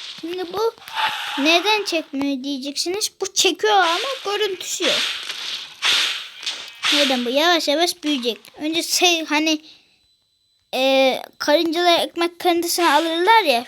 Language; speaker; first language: Turkish; native; Turkish